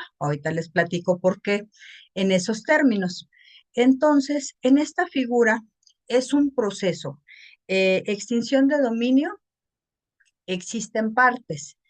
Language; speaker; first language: Spanish; native; Spanish